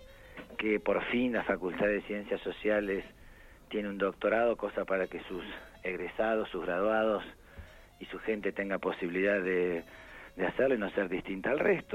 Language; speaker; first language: Spanish; native; Spanish